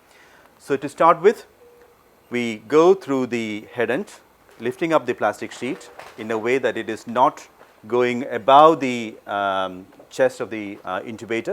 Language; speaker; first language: English; non-native, local second language; Malayalam